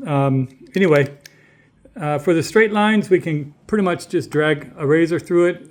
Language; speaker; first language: English; native; English